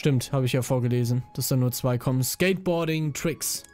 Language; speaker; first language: German; native; German